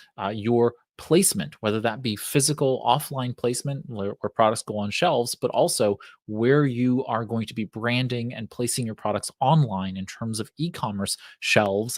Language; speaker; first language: English; native; English